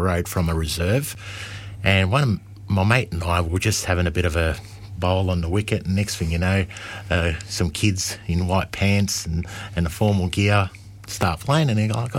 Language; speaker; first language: English; native; English